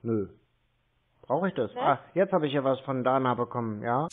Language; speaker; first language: German; native; German